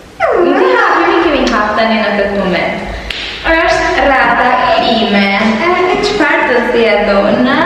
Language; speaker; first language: Albanian; early bilingual, heritage; Albanian